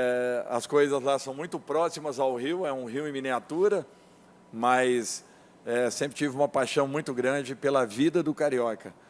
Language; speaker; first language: Portuguese; native; Portuguese